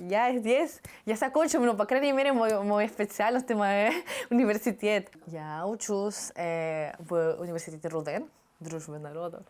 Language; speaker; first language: Russian; non-native, fluent; Spanish